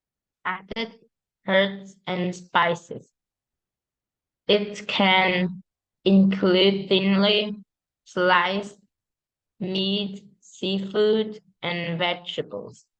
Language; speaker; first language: English; non-native, learner; Vietnamese